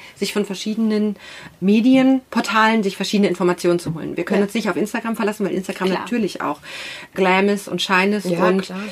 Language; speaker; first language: German; native; German